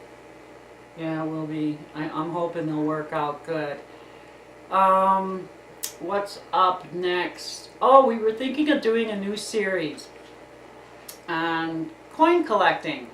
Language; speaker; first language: English; native; English